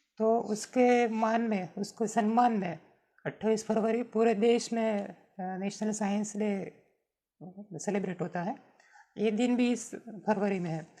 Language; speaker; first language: Hindi; non-native, local second language; Gujarati